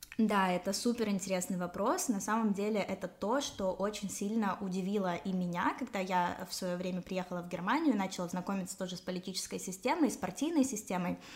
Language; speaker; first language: Russian; native; Russian